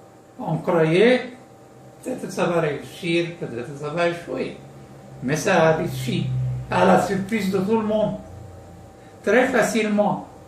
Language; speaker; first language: French; non-native, local second language; Arabic